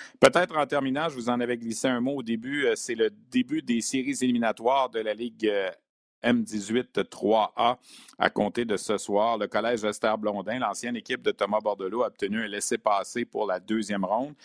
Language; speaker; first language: French; native; French